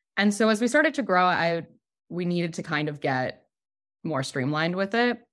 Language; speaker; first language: English; native; English